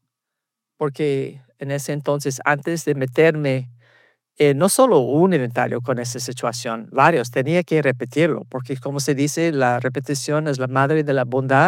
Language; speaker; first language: Spanish; early bilingual, heritage; Spanish